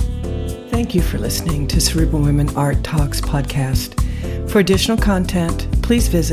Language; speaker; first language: English; native; English